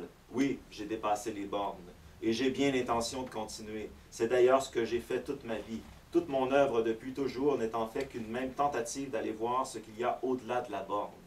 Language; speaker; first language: French; native; French